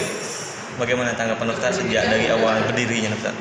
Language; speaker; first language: Indonesian; native; Indonesian